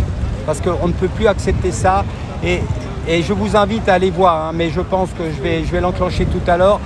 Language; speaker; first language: French; native; French